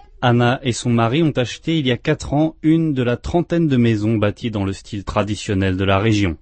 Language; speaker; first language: French; native; French